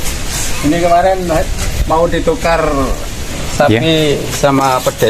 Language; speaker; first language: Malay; non-native, local second language; Javanese